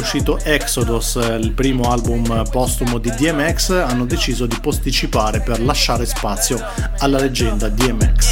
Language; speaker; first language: Italian; native; Italian